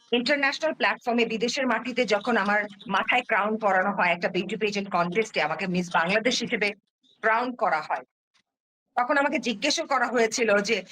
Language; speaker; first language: Bangla; early bilingual, heritage; Bangla